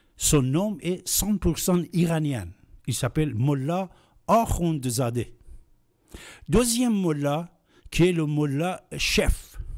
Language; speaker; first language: French; non-native, fluent; Persian